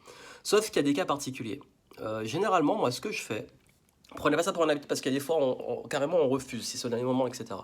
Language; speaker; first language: French; native; French